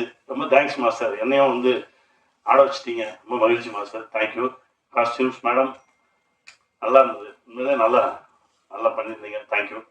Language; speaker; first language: Tamil; native; Tamil